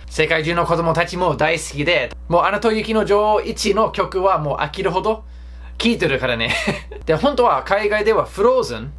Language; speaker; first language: Japanese; non-native, fluent; English